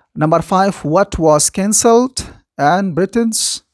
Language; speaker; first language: English; non-native, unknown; Persian